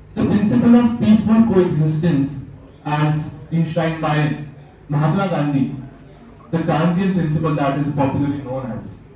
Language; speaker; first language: English; non-native, local second language; Hindi